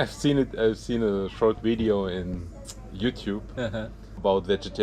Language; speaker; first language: English; non-native, fluent; German